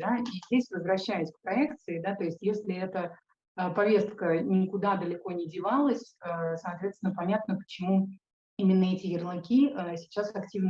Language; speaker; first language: Russian; native; Russian